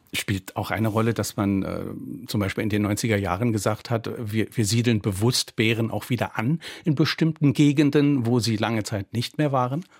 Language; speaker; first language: German; native; German